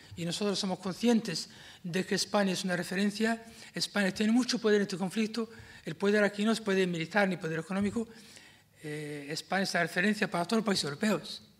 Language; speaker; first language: Spanish; non-native, fluent; Arabic